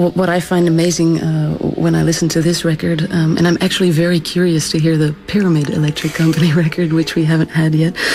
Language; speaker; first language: English; non-native, fluent; Dutch